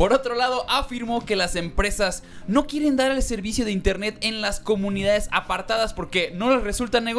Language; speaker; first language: Spanish; native; Spanish